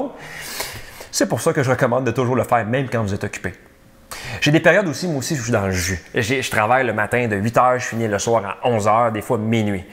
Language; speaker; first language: French; native; French